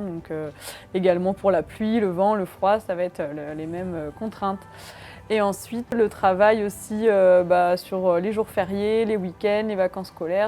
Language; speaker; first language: French; native; French